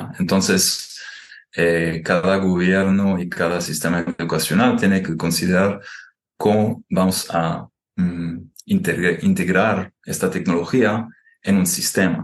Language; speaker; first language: Spanish; non-native, fluent; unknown